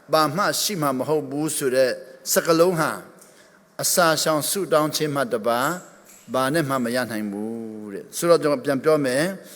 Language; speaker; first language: Burmese; non-native, local second language; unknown